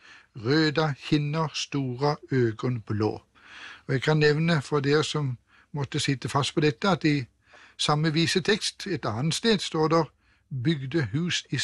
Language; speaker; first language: Norwegian; native; Norwegian